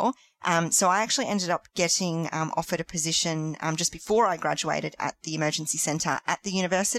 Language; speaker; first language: English; native; English